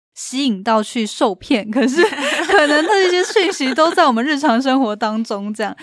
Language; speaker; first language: Chinese; native; Chinese